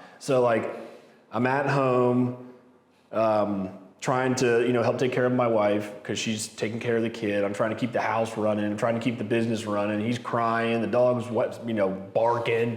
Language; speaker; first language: English; native; English